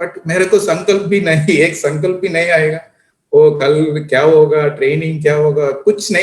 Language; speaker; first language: Hindi; non-native, local second language; Tamil